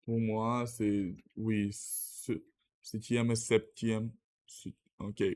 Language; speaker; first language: French; non-native, learner; Russian